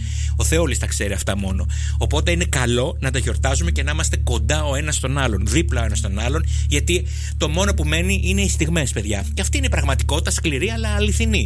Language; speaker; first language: Greek; native; Greek